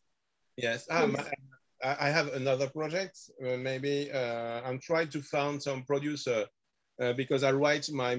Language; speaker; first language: English; non-native, learner; French